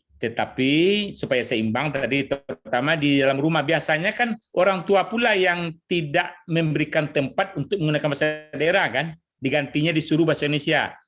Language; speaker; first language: Indonesian; non-native, local second language; Minangkabau